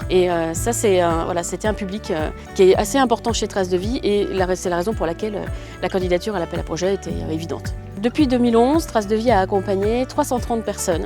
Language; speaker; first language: French; native; French